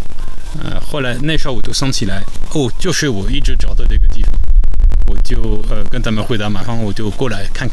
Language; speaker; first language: Chinese; non-native, fluent; French